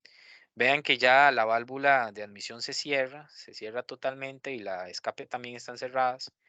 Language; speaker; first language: Spanish; native; Spanish